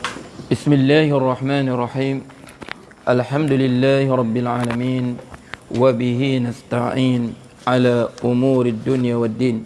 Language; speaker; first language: Arabic; non-native, fluent; Malay